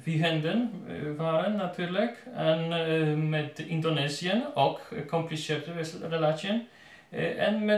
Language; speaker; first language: Dutch; non-native, learner; Polish